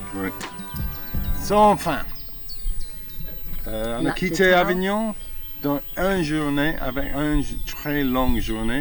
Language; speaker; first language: French; non-native, fluent; English